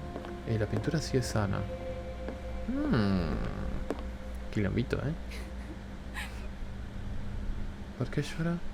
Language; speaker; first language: Spanish; native; Spanish